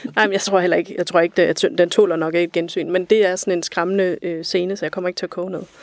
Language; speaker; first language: Danish; native; Danish